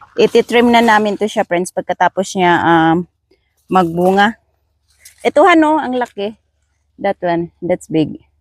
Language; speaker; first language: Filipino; non-native, local second language; Masbatenyo